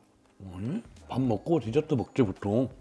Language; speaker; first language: Korean; native; Korean